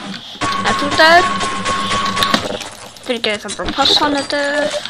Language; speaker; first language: Icelandic; early bilingual, heritage; Icelandic